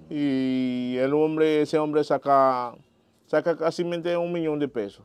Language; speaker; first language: Spanish; non-native, learner; Haitian Creole